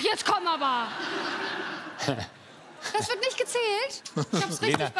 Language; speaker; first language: German; native; German